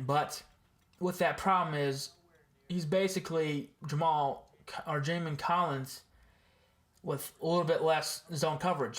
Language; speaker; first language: English; native; English